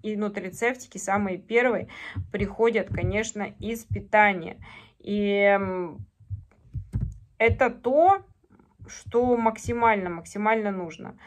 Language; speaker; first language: Russian; native; Russian